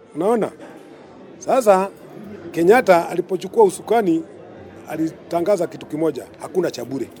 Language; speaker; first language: Swahili; non-native, local second language; Kikuyu